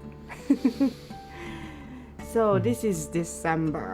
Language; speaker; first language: English; non-native, learner; Japanese